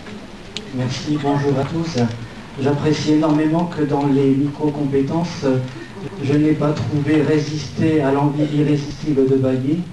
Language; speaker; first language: French; native; French